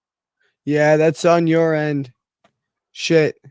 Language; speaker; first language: English; native; English